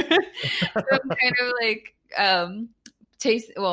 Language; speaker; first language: English; non-native, fluent; Japanese